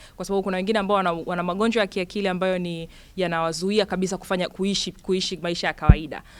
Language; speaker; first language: Swahili; native; Swahili